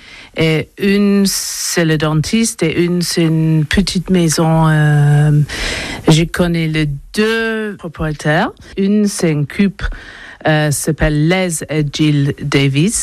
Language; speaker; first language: French; non-native, learner; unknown